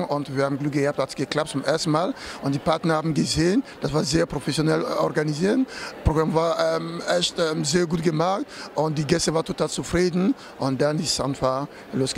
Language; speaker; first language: German; non-native, fluent; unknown